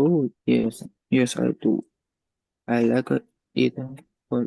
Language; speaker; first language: English; non-native, learner; Chinese